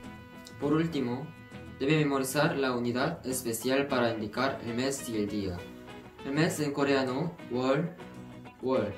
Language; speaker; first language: Spanish; non-native, fluent; Korean